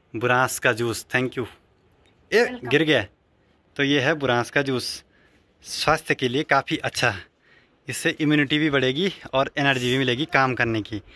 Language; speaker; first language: Hindi; native; Hindi